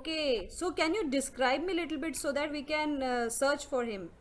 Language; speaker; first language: English; non-native, local second language; Marathi